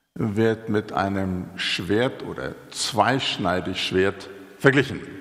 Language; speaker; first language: German; non-native, fluent; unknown